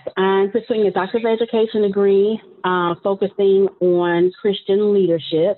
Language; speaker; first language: English; native; English